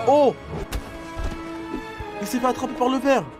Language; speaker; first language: French; native; French